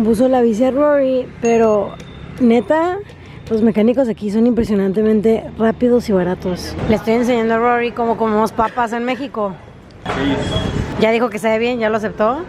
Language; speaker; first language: Spanish; native; Spanish